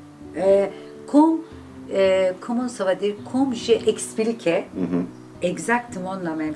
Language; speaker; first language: French; non-native, learner; Turkish